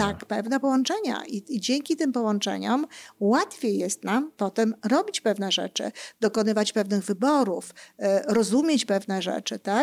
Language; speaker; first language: Polish; native; Polish